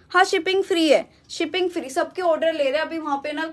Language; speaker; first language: Hindi; native; Hindi